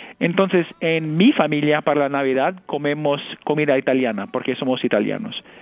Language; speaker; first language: Spanish; early bilingual, heritage; Spanish